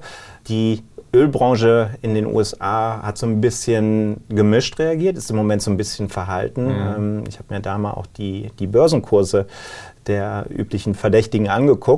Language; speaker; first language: German; native; German